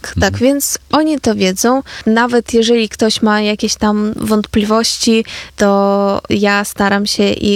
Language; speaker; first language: Polish; non-native, fluent; Ukrainian